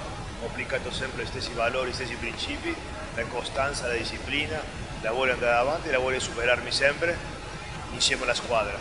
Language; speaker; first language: Italian; non-native, fluent; Spanish